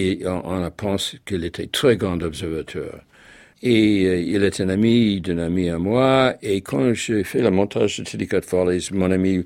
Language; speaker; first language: French; non-native, fluent; English